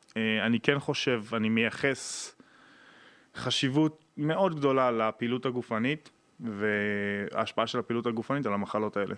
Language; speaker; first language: Hebrew; native; Hebrew